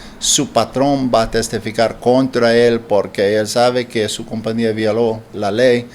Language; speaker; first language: Spanish; non-native, learner; English